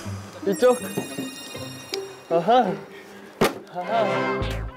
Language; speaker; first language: Korean; native; Korean